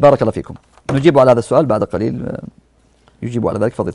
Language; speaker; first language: Arabic; native; Arabic